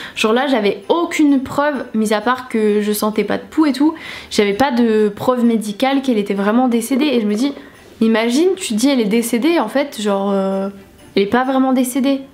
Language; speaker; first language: French; native; French